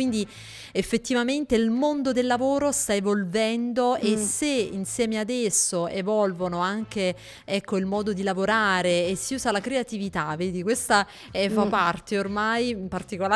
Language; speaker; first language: Italian; native; Italian